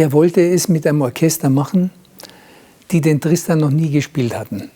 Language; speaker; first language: German; native; German